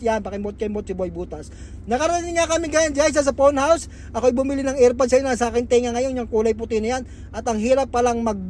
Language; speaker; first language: Filipino; native; Filipino